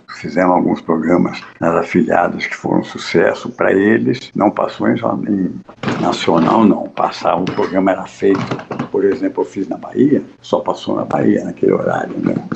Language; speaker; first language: Portuguese; native; Portuguese